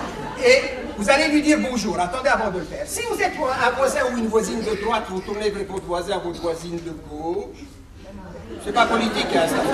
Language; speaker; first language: French; native; French